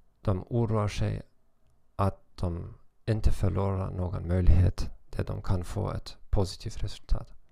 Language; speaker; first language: Swedish; non-native, fluent; German